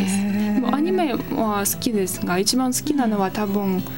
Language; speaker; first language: Japanese; non-native, fluent; Russian